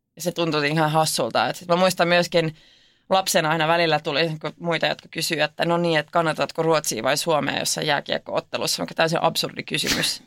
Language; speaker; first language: Finnish; non-native, local second language; Swedish